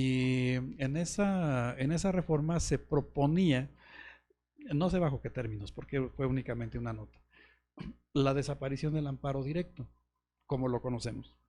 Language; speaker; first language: Spanish; native; Spanish